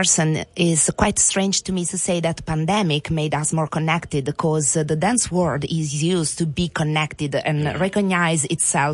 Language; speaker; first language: English; non-native, fluent; Italian